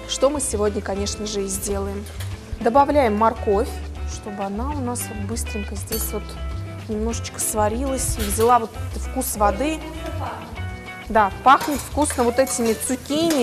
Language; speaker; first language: Russian; native; Russian